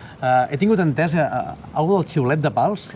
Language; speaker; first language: Catalan; native; Catalan